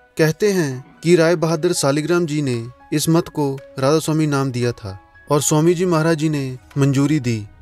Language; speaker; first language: Hindi; non-native, local second language; Punjabi